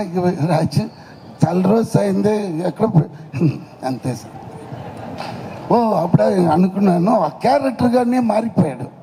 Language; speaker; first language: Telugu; non-native, learner; Tamil